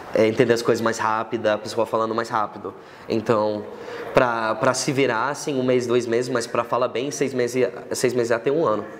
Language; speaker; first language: Portuguese; non-native, fluent; English